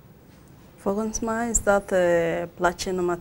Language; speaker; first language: Dutch; non-native, learner; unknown